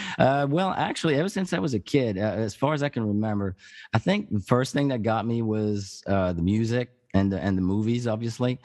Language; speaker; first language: English; non-native, fluent; French